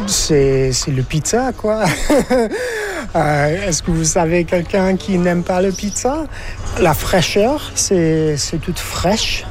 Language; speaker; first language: French; non-native, learner; English